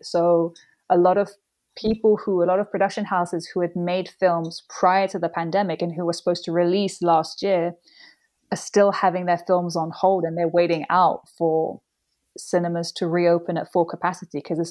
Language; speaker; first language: English; native; English